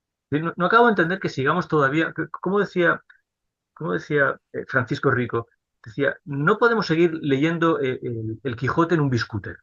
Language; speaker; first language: Spanish; native; Spanish